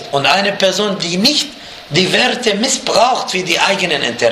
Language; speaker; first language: German; non-native, fluent; Arabic